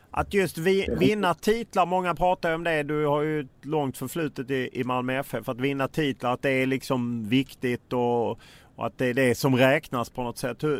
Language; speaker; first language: Swedish; native; Swedish